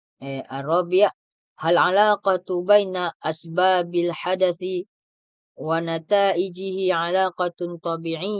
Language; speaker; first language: Arabic; non-native, learner; Indonesian